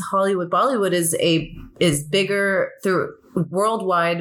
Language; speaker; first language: English; early bilingual, other home language; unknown